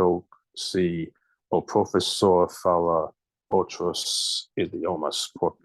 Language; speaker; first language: Portuguese; non-native, learner; English